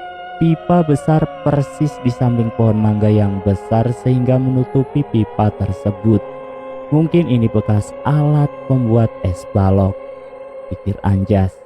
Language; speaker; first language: Indonesian; native; Indonesian